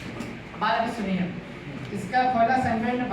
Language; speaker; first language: Hindi; non-native, fluent; Bangla